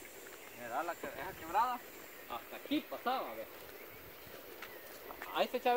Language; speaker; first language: Spanish; native; Spanish